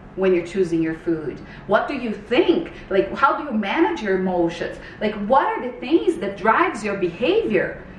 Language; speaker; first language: English; non-native, fluent; Portuguese